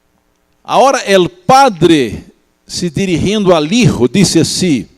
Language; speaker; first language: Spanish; non-native, learner; Portuguese